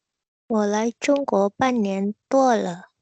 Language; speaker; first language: Chinese; non-native, learner; Indonesian